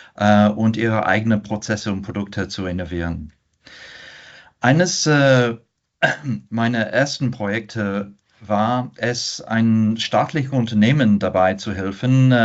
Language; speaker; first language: German; non-native, fluent; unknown